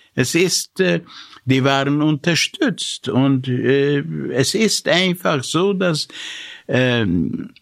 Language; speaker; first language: German; non-native, fluent; Hungarian